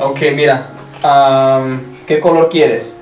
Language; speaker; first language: Spanish; early bilingual, heritage; Spanish